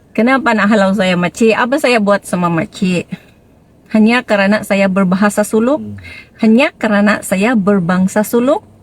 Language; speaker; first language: Malay; non-native, local second language; Tausug